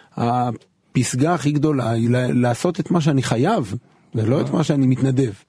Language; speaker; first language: Hebrew; native; Hebrew